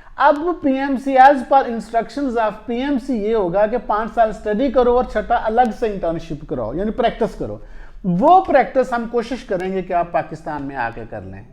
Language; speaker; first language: Urdu; non-native, local second language; Punjabi